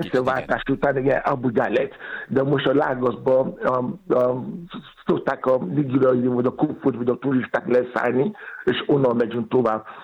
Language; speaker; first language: Hungarian; non-native, learner; Yoruba